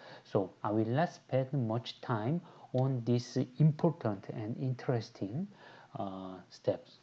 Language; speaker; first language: English; non-native, fluent; Korean